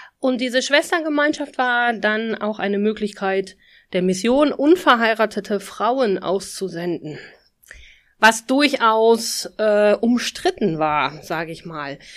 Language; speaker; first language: German; native; German